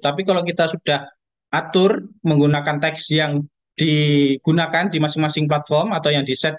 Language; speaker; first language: Indonesian; native; Indonesian